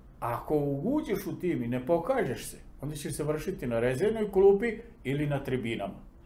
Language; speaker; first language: Serbian; non-native, local second language; Romany